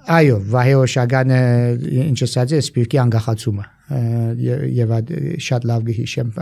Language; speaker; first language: Armenian; early bilingual, heritage; Armenian